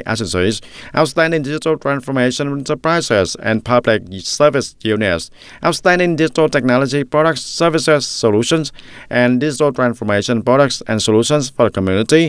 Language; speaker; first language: English; non-native, fluent; Vietnamese